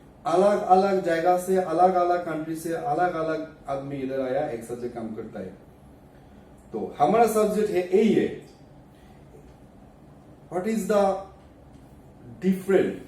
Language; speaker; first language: Hindi; non-native, learner; Bangla